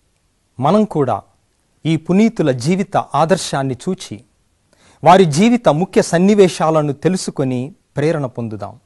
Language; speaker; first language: Telugu; native; Telugu